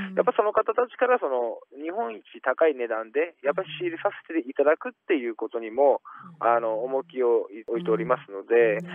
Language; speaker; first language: Japanese; native; Japanese